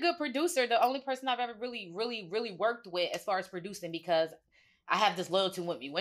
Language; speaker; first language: English; native; English